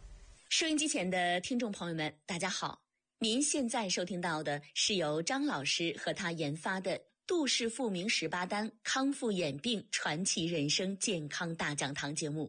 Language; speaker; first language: Chinese; native; Chinese